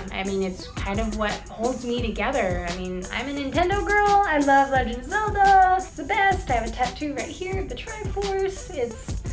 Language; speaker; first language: English; native; English